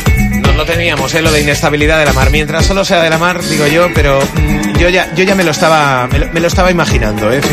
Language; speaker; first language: Spanish; native; Spanish